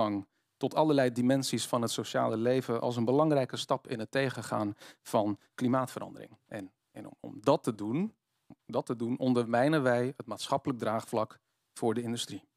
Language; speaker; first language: Dutch; native; Dutch